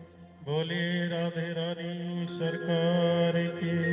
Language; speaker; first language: Hindi; native; Hindi